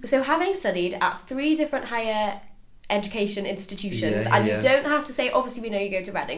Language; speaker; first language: English; native; English